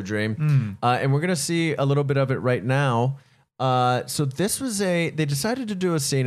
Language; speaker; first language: English; native; English